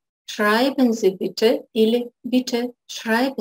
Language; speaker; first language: German; non-native, fluent; Russian